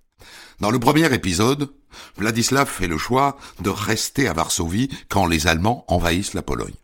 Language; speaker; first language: French; native; French